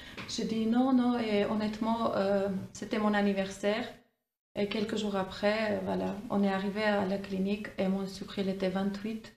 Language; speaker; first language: French; non-native, fluent; Armenian